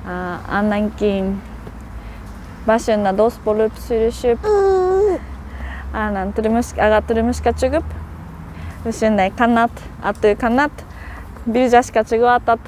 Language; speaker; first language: Kyrgyz; non-native, fluent; Japanese